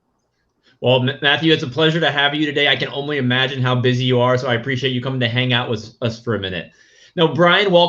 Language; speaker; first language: English; native; English